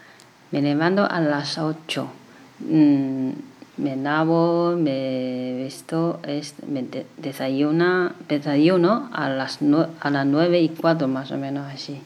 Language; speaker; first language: Spanish; non-native, learner; Chinese